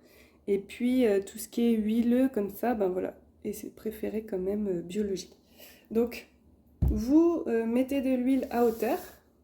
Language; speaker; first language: French; native; French